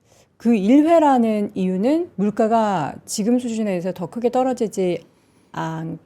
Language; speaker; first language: Korean; native; Korean